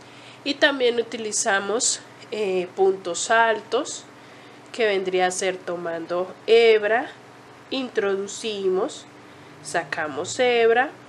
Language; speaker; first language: Spanish; native; Spanish